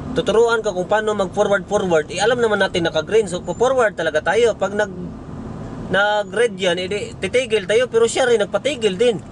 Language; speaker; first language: Filipino; non-native, local second language; Cebuano